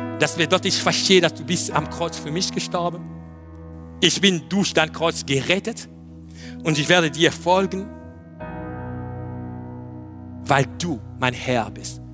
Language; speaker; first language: German; non-native, learner; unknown